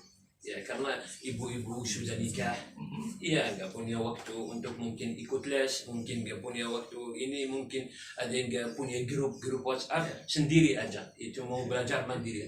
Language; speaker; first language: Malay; non-native, fluent; Arabic